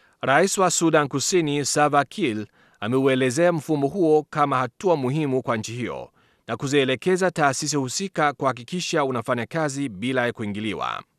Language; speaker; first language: Swahili; non-native, fluent; Chinese